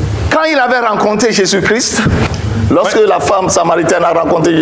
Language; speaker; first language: French; non-native, local second language; Ewe